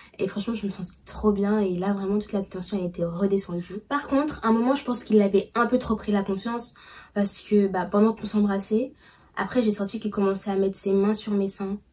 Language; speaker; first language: French; early bilingual, other home language; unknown